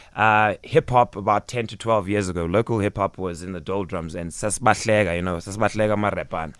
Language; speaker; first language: English; non-native, local second language; Xhosa